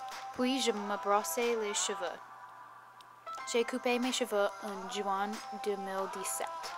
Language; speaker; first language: French; non-native, learner; English